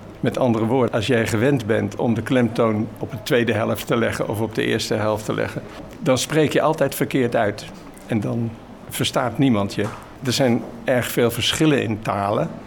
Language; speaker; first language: Dutch; native; Dutch